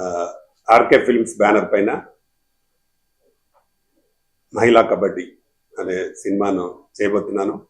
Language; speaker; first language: Telugu; native; Telugu